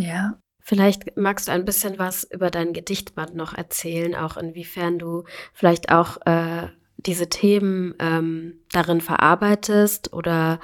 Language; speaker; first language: German; native; German